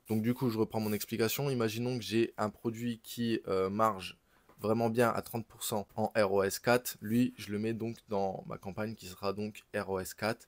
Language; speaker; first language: French; native; French